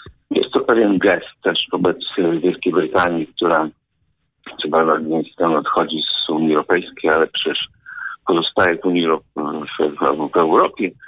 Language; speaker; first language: Polish; native; Polish